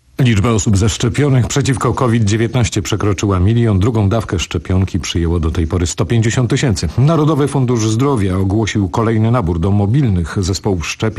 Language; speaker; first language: Polish; native; Polish